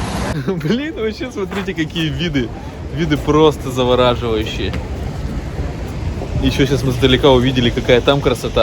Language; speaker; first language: Russian; native; Russian